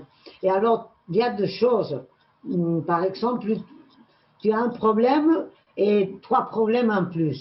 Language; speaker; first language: French; non-native, learner; Spanish